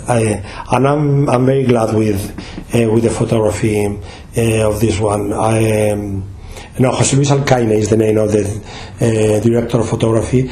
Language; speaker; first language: English; non-native, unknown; Spanish